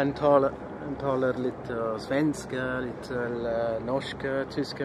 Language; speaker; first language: Swedish; non-native, learner; Italian